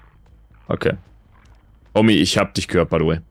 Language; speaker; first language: German; native; German